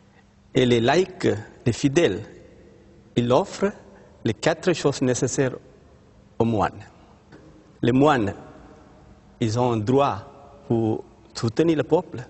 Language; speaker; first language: French; non-native, fluent; Sinhala